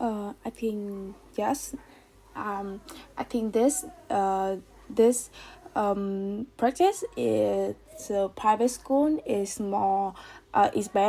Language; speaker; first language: English; non-native, learner; Vietnamese